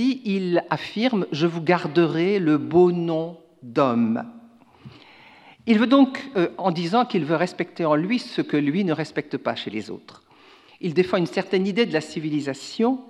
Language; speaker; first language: French; native; French